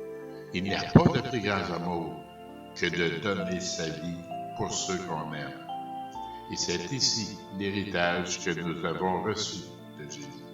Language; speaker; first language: French; native; French